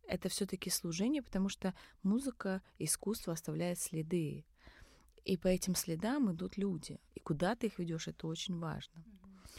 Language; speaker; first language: Russian; early bilingual, other home language; Tajik